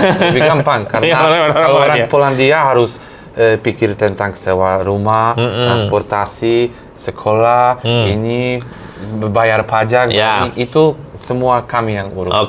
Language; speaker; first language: Indonesian; non-native, fluent; Polish